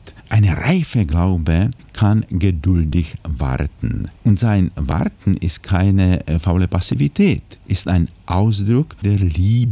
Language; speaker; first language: German; non-native, fluent; Czech